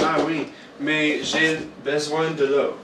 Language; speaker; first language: French; non-native, learner; English